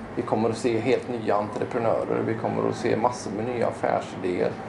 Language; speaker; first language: Swedish; native; Swedish